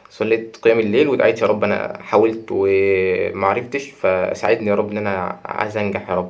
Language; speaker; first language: Arabic; native; Arabic